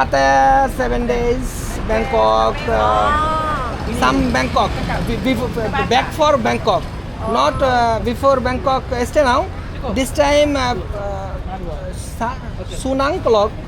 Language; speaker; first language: English; non-native, learner; Bangla